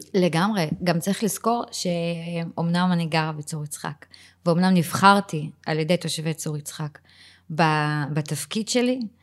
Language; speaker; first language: Hebrew; native; Hebrew